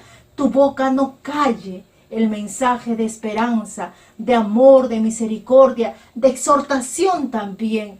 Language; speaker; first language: Spanish; native; Spanish